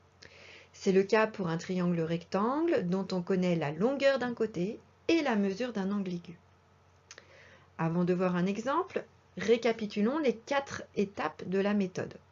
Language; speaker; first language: French; native; French